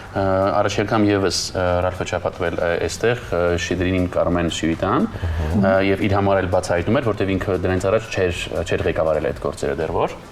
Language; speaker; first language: Armenian; native; Armenian